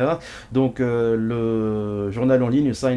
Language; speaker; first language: French; non-native, local second language; Arabic